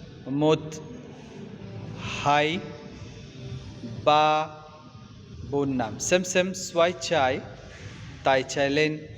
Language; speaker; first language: Vietnamese; non-native, fluent; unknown